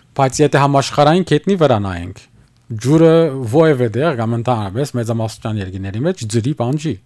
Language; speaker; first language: Armenian; early bilingual, heritage; Armenian